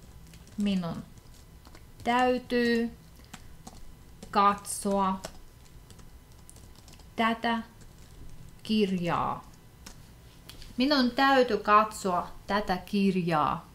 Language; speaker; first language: Finnish; non-native, fluent; Russian